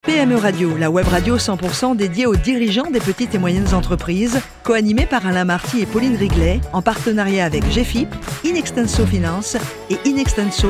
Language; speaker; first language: French; native; French